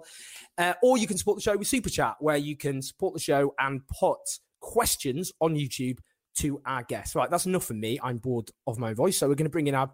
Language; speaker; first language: English; native; English